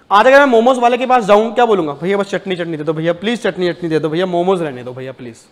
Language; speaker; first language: Hindi; native; Hindi